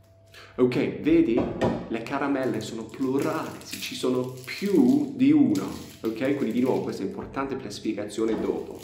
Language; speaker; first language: Italian; non-native, fluent; English